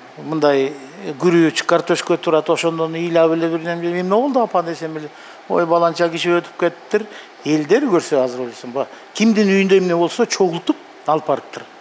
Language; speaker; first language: Kyrgyz; non-native, local second language; Russian